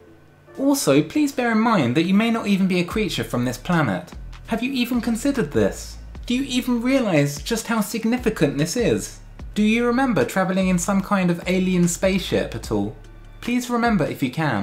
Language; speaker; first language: English; native; English